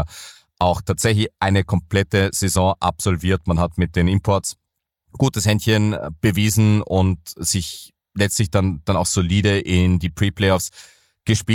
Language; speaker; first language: German; native; German